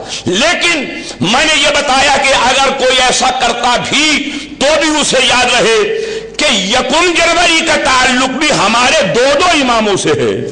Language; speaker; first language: Urdu; native; Urdu